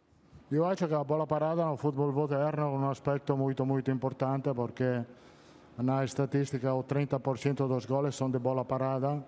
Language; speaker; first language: Portuguese; non-native, learner; Italian